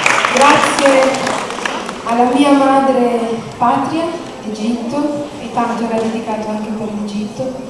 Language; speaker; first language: Italian; non-native, local second language; Arabic